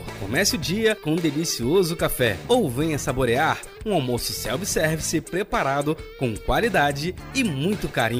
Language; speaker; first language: Portuguese; native; Portuguese